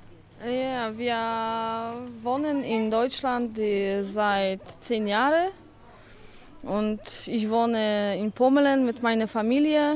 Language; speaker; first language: German; non-native, learner; Polish